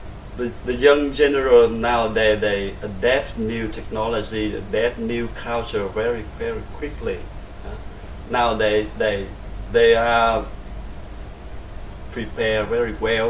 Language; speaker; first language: English; non-native, learner; Vietnamese